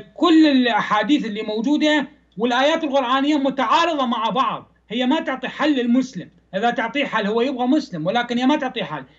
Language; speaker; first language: Arabic; non-native, fluent; Persian